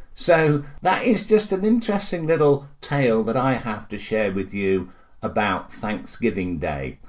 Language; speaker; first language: English; native; English